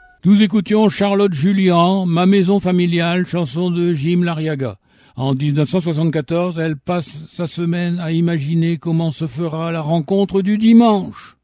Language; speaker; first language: French; native; French